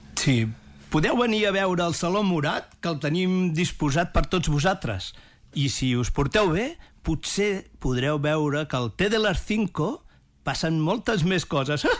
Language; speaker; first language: Catalan; native; Catalan